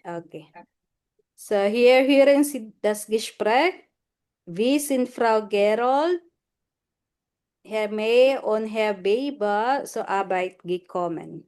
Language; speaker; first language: German; non-native, fluent; Filipino